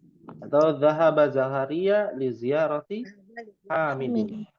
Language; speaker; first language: Arabic; non-native, fluent; Indonesian